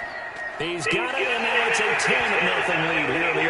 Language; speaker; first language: English; native; English